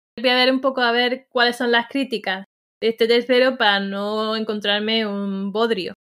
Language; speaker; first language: Spanish; native; Spanish